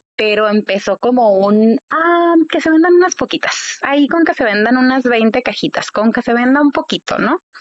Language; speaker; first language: Spanish; early bilingual, heritage; Spanish